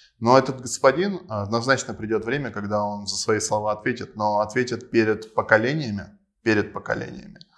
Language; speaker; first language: Russian; non-native, local second language; Armenian